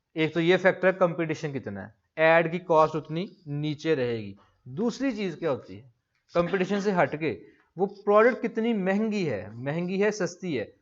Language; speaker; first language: Urdu; non-native, local second language; Punjabi